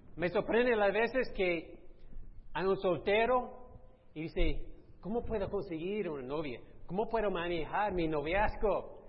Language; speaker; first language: Spanish; non-native, fluent; English